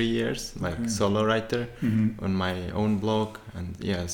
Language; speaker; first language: English; non-native, fluent; Turkmen